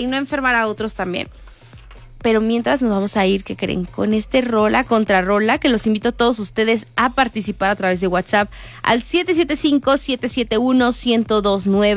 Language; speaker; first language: Spanish; native; Spanish